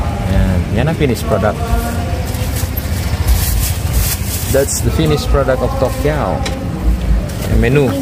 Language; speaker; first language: English; non-native, learner; Filipino